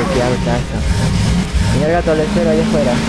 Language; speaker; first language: Spanish; native; Spanish